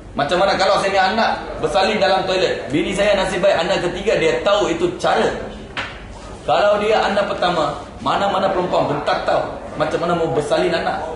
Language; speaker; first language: Malay; non-native, local second language; Tamil